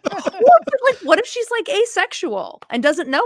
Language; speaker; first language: English; native; English